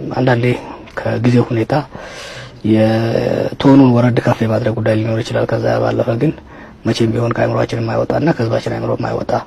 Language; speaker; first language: Amharic; non-native, local second language; Oromo